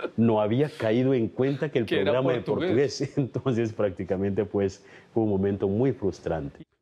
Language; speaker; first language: Spanish; non-native, fluent; Kikuyu